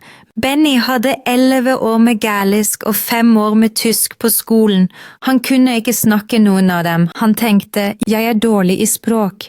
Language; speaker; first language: Norwegian; non-native, fluent; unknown